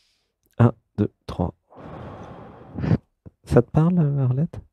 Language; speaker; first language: French; native; French